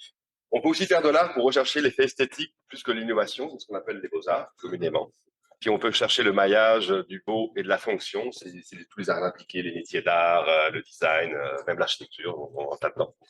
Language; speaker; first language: French; native; French